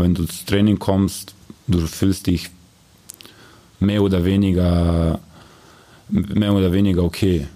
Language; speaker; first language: German; non-native, learner; Croatian